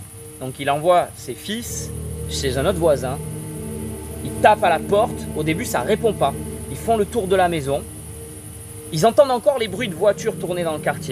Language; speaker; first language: French; native; French